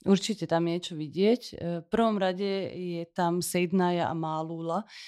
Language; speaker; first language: Slovak; early bilingual, heritage; Slovak